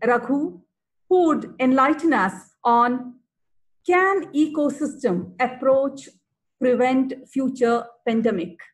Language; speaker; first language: English; non-native, local second language; Kannada